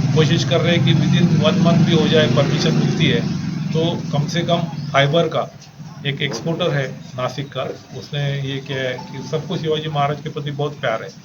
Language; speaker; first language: Hindi; non-native, local second language; Marathi